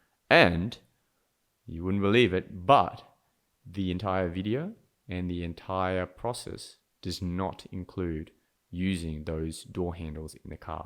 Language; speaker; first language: English; native; English